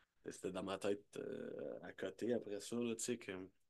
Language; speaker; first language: French; native; French